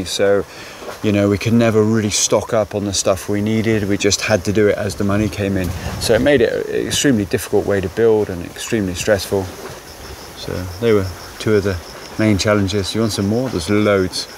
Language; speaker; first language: English; native; English